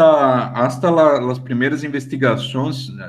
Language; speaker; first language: Spanish; non-native, fluent; Portuguese